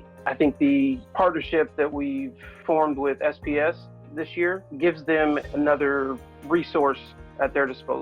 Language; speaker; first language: English; native; English